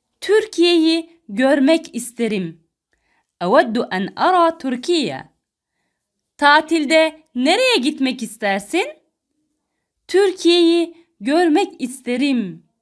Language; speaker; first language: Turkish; non-native, fluent; Arabic